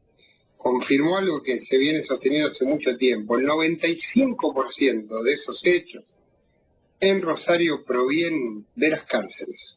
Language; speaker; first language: Spanish; native; Spanish